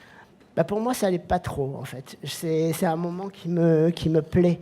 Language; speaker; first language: French; native; French